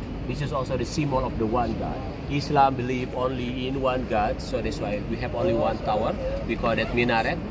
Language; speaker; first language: English; non-native, fluent; Indonesian